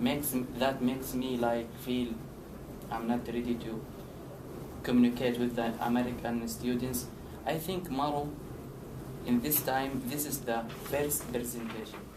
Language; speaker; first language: English; non-native, learner; Arabic